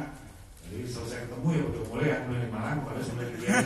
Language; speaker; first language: Indonesian; native; Indonesian